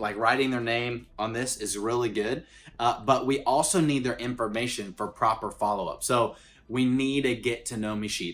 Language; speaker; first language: English; native; English